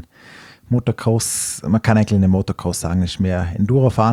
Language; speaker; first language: German; native; German